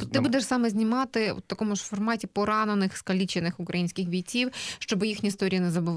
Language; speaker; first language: Ukrainian; native; Ukrainian